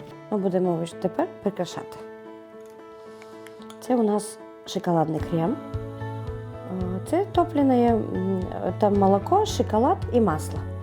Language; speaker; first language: Ukrainian; non-native, fluent; Georgian